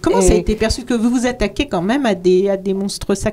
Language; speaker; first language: French; native; French